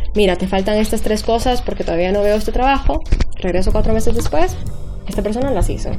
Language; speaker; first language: Spanish; early bilingual, heritage; Spanish